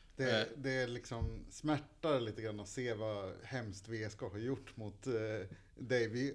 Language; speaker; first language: Swedish; native; Swedish